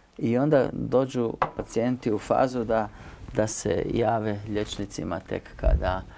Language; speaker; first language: Croatian; native; Croatian